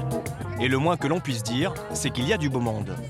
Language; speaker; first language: French; native; French